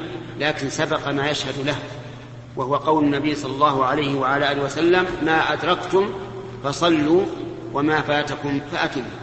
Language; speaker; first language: Arabic; native; Arabic